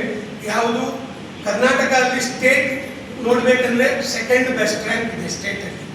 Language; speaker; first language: Kannada; non-native, learner; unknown